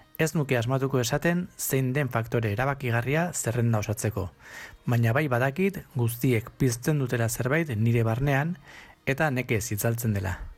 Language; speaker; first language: Basque; non-native, local second language; Spanish